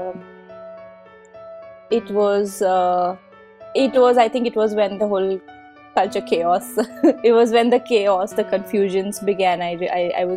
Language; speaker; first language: English; non-native, local second language; Hindi